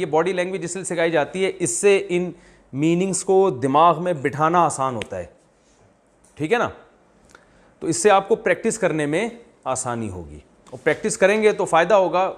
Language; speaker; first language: Urdu; native; Urdu